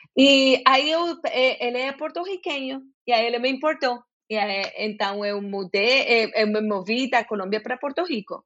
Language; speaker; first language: Portuguese; non-native, fluent; Spanish